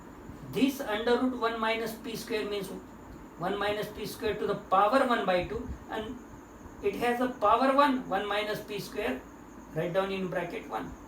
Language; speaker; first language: English; non-native, local second language; Marathi